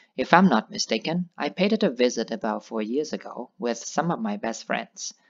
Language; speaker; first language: English; non-native, fluent; Vietnamese